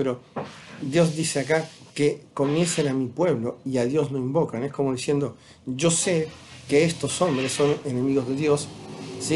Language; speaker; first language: Spanish; native; Spanish